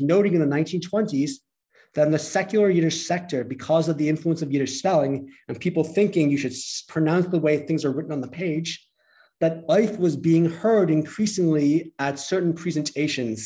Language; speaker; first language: English; native; English